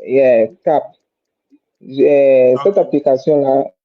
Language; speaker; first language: French; non-native, fluent; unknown